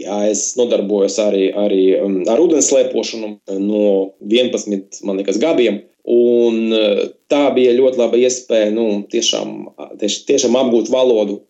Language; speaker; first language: Latvian; non-native, local second language; Russian